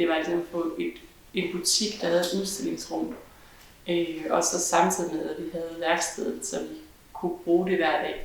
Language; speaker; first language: Danish; native; Danish